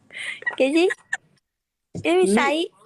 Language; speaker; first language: Vietnamese; non-native, learner; Indonesian